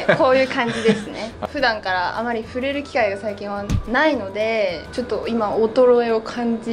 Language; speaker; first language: Japanese; native; Japanese